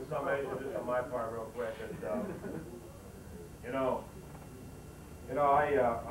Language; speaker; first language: English; native; English